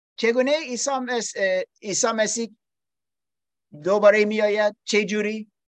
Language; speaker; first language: Persian; non-native, learner; English